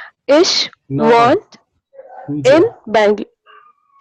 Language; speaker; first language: German; non-native, learner; Kannada